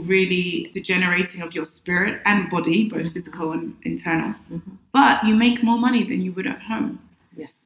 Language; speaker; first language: English; native; English